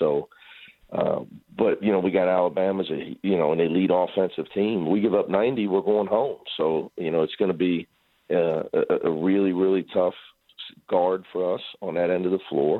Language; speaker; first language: English; native; English